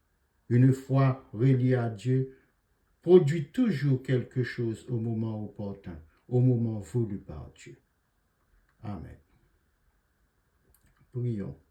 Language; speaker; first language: French; native; French